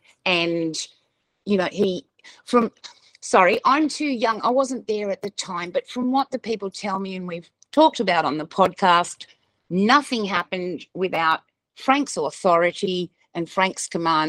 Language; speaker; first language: English; native; English